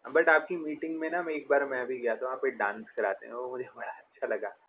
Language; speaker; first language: Hindi; native; Hindi